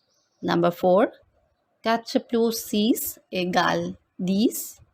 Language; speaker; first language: French; non-native, fluent; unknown